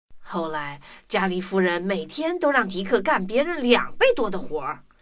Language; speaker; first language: Chinese; native; Chinese